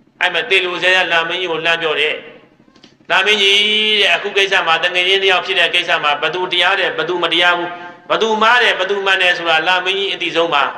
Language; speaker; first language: Burmese; native; Burmese